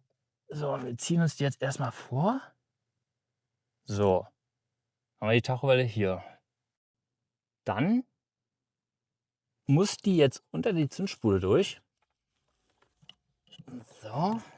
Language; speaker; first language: German; native; German